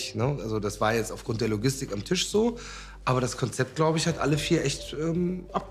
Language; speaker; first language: German; native; German